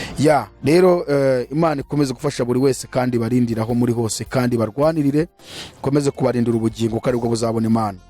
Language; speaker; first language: Kinyarwanda; native; Kinyarwanda